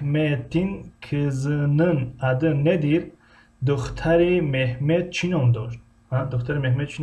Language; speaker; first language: Turkish; non-native, fluent; Tajik